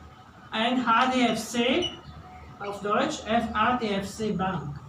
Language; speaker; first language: German; non-native, fluent; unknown